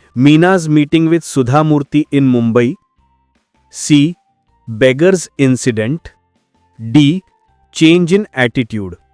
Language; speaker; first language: English; non-native, local second language; Marathi